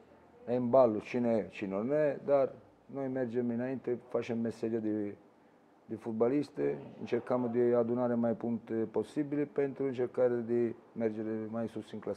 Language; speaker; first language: Romanian; non-native, learner; Italian